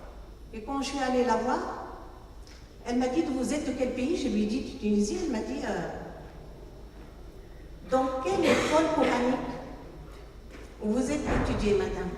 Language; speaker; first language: French; non-native, local second language; Arabic